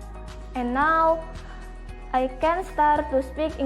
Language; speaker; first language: English; non-native, learner; Indonesian